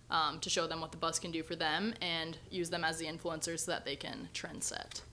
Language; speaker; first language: English; native; English